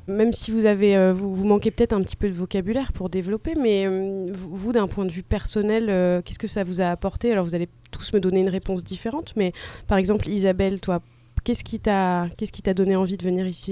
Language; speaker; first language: French; native; French